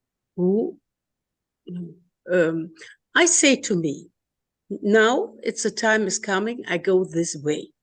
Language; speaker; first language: English; non-native, learner; German